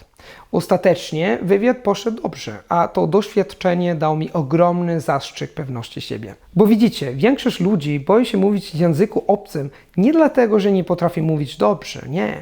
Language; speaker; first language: Polish; non-native, fluent; Italian